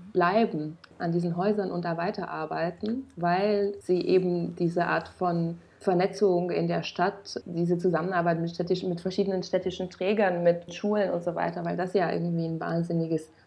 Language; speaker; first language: German; non-native, fluent; Romanian